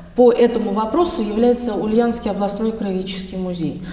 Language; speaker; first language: Russian; native; Russian